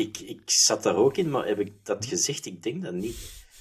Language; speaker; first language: Dutch; native; Dutch